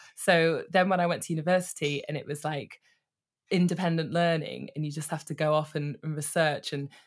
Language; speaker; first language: English; native; English